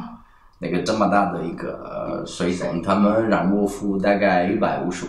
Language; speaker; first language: Chinese; non-native, fluent; Italian